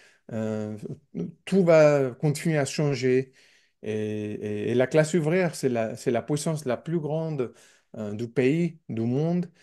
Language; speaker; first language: French; non-native, learner; English